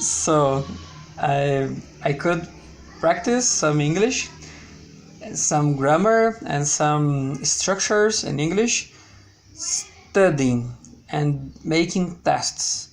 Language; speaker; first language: English; non-native, learner; Portuguese